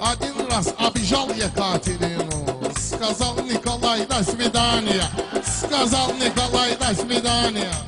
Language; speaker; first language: Russian; non-native, learner; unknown